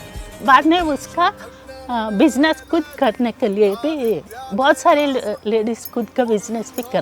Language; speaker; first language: Hindi; non-native, local second language; Kannada